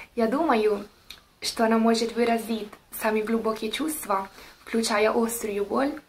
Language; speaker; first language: Russian; non-native, fluent; Italian